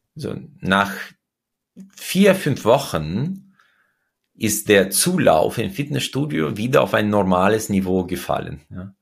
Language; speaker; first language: German; early bilingual, other home language; Russian